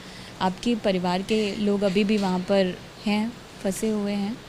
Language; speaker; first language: Hindi; native; Hindi